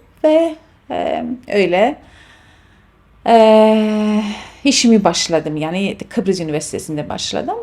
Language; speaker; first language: Turkish; non-native, fluent; Greek